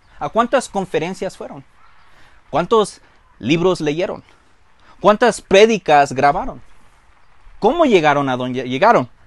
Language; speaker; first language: Spanish; early bilingual, heritage; Spanish